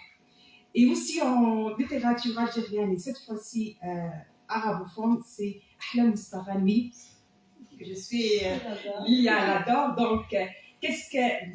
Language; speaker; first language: French; non-native, local second language; Arabic